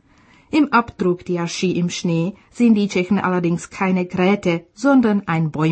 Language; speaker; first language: German; native; German